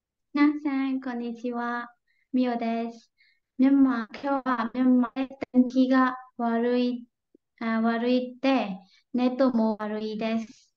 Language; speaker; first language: Japanese; non-native, learner; Burmese